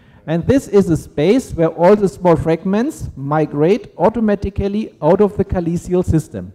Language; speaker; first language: English; non-native, fluent; German